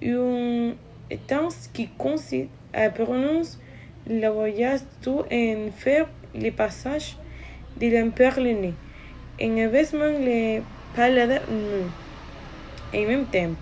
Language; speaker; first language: French; non-native, learner; Spanish